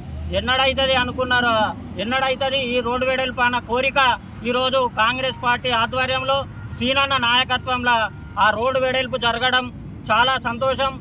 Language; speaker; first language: Telugu; native; Telugu